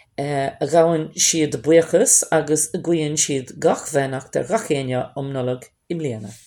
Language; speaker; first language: Irish; non-native, local second language; English